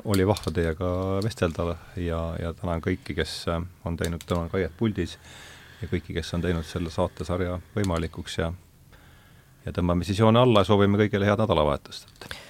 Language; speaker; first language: Estonian; native; Estonian